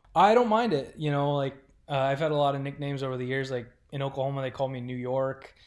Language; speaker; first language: English; native; English